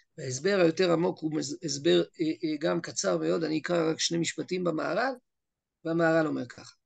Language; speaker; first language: Hebrew; native; Hebrew